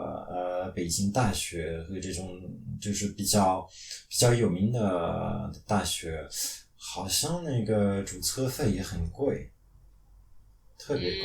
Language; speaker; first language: Chinese; non-native, fluent; French